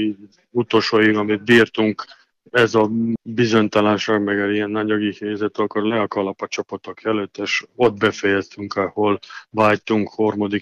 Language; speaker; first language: Hungarian; non-native, learner; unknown